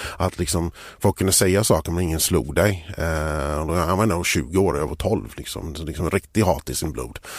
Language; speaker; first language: Swedish; early bilingual, other home language; English